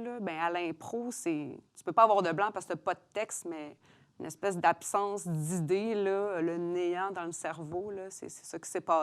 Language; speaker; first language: French; native; French